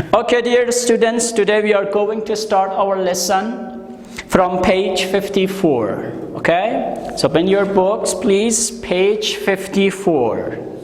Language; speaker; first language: English; non-native, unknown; Persian